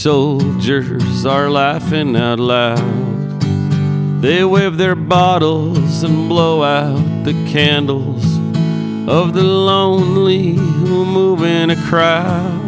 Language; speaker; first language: English; native; English